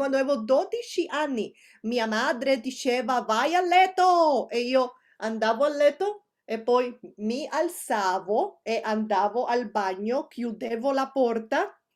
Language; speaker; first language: Italian; non-native, fluent; Spanish